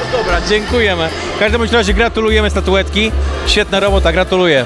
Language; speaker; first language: Polish; native; Polish